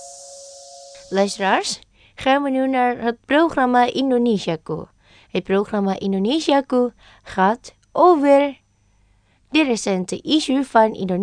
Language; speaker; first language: Dutch; non-native, fluent; Indonesian